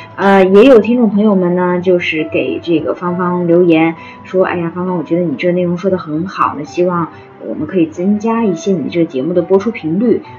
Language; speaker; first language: Chinese; non-native, local second language; Uyghur